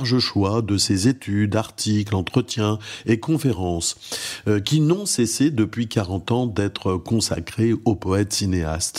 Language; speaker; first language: French; native; French